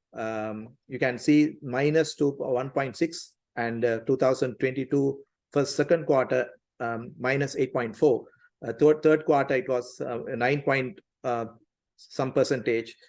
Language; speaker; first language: English; non-native, local second language; Tamil